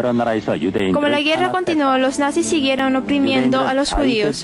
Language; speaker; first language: Spanish; non-native, fluent; Korean